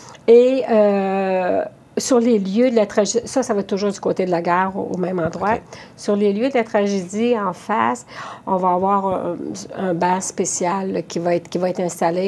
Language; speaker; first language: French; native; French